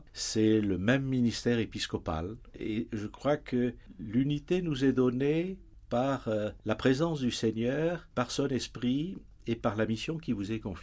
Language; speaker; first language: French; native; French